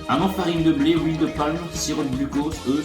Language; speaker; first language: French; native; French